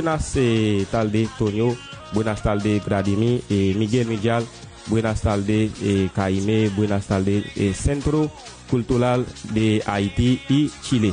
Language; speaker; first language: Spanish; non-native, learner; Haitian Creole